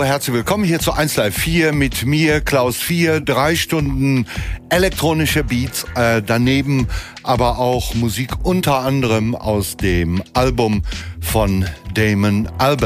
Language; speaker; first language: German; native; German